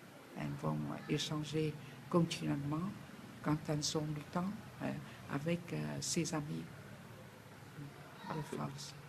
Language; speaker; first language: French; non-native, fluent; Vietnamese